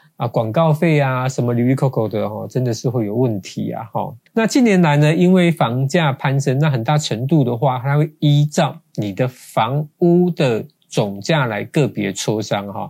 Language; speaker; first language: Chinese; native; Chinese